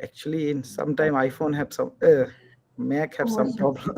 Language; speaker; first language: English; non-native, learner; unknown